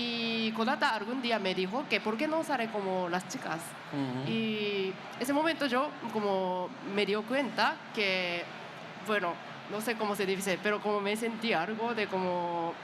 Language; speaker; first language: Spanish; non-native, learner; Japanese